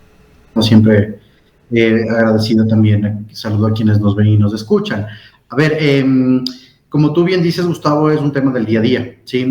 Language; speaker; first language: Spanish; native; Spanish